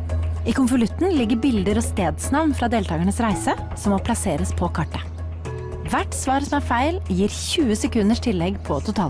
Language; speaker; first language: Norwegian; native; Norwegian